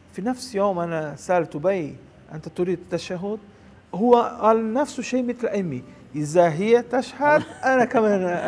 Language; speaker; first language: Arabic; non-native, learner; Portuguese